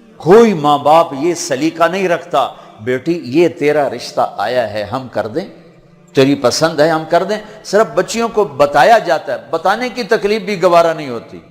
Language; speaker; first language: Urdu; non-native, local second language; Punjabi